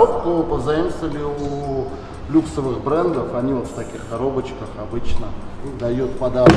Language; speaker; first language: Russian; native; Russian